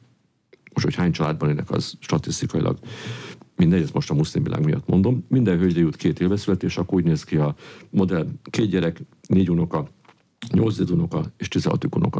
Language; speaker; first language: Hungarian; native; Hungarian